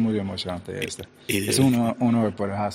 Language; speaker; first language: Spanish; early bilingual, heritage; English